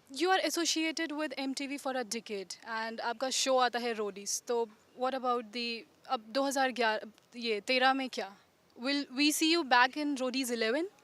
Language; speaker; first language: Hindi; native; Hindi